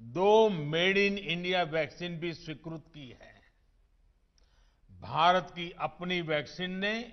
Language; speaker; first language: Hindi; non-native, local second language; Gujarati